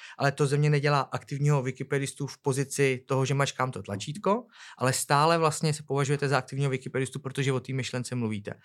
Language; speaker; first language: Czech; native; Czech